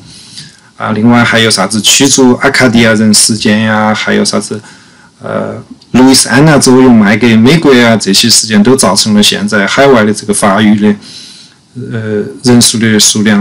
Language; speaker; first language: Chinese; native; Chinese